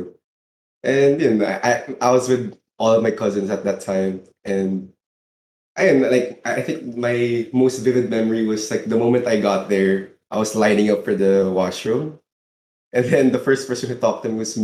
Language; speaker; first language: English; non-native, local second language; Filipino